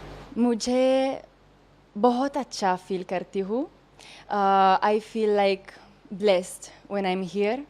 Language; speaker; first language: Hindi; non-native, learner; Italian